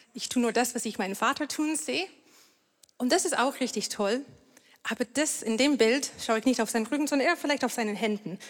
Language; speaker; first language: German; non-native, fluent; English